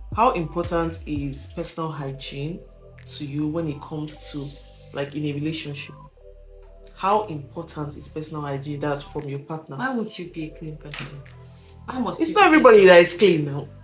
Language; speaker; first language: English; non-native, local second language; Igbo